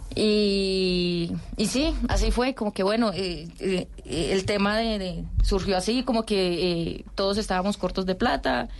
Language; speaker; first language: Spanish; native; Spanish